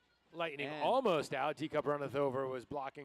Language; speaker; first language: English; native; English